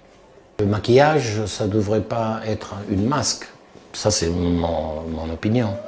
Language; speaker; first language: French; non-native, fluent; Italian